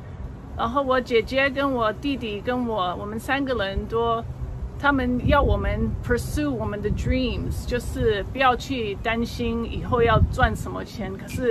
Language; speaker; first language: Chinese; early bilingual, other home language; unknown